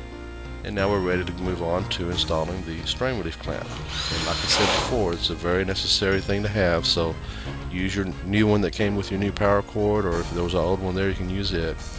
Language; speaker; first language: English; native; English